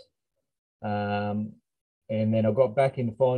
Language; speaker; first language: English; native; English